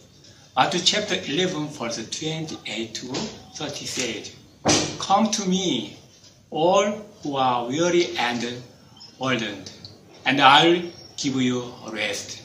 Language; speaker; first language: English; non-native, fluent; Korean